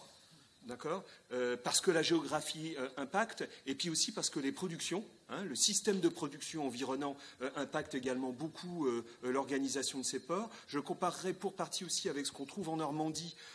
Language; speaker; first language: French; native; French